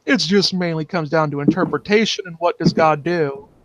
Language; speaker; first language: English; native; English